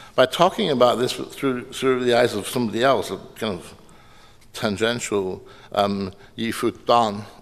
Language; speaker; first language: English; native; English